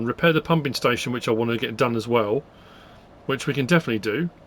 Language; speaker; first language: English; native; English